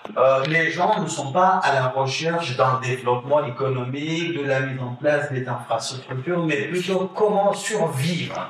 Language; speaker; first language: French; non-native, fluent; Kurdish